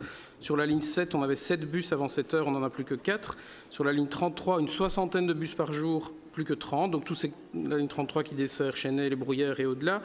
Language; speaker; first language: French; native; French